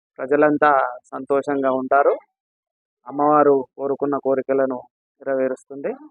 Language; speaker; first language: Telugu; native; Telugu